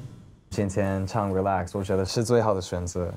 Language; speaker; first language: Chinese; non-native, learner; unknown